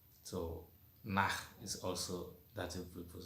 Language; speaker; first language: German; non-native, fluent; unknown